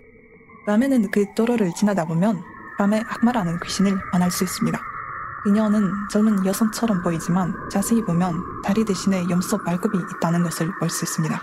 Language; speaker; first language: Korean; non-native, fluent; Kazakh